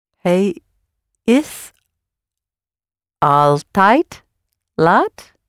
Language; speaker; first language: Dutch; non-native, learner; English